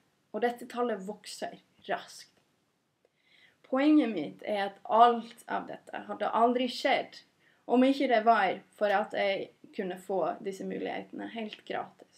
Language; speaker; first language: Norwegian; non-native, fluent; English